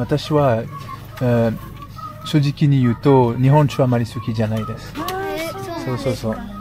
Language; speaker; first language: Japanese; non-native, learner; French